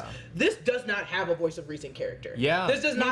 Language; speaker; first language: English; native; English